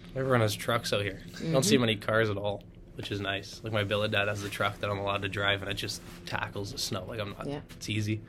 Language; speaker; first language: English; native; English